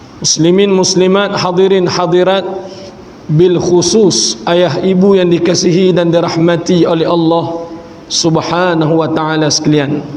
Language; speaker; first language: Malay; native; Malay